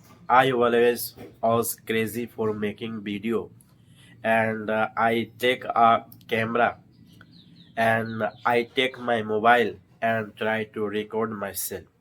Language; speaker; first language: English; non-native, learner; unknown